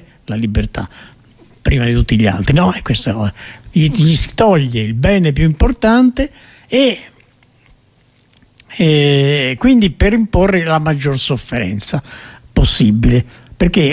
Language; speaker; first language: Italian; native; Italian